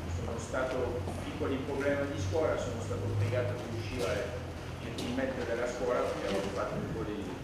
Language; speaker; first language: Italian; non-native, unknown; French